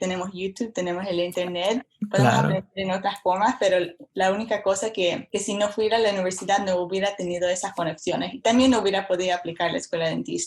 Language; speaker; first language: Spanish; early bilingual, heritage; Spanish